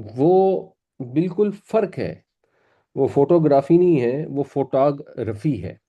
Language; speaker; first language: Urdu; native; Urdu